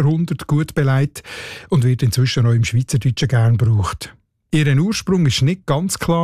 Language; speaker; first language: German; native; German